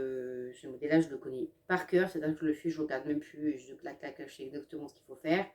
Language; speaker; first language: French; native; French